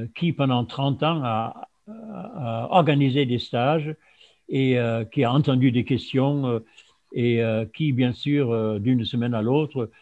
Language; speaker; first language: French; non-native, fluent; German